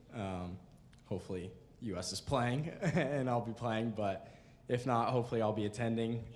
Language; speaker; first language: English; native; English